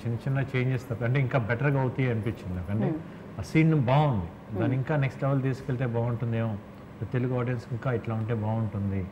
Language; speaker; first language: Telugu; native; Telugu